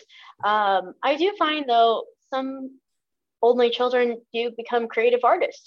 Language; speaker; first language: English; native; English